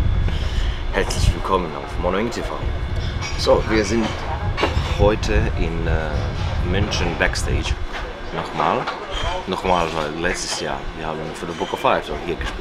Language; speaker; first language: German; non-native, learner; English